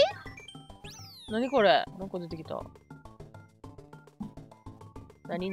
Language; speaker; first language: Japanese; native; Japanese